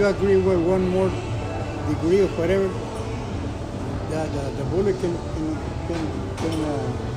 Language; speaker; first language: English; non-native, fluent; Spanish